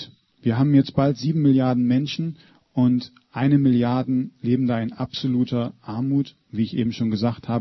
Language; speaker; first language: German; native; German